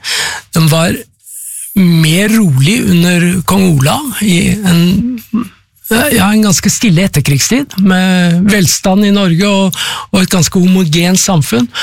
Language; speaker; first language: Norwegian; native; Norwegian